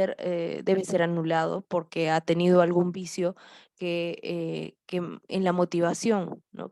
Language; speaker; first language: Spanish; native; Spanish